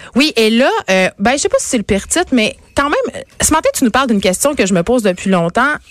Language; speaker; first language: French; native; French